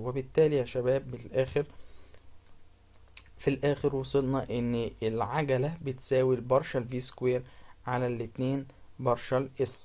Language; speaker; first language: Arabic; native; Arabic